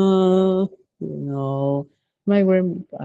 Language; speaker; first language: English; non-native, learner; Vietnamese